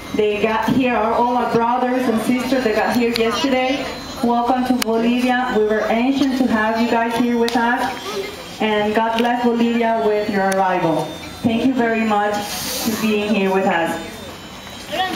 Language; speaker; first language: English; non-native, learner; Spanish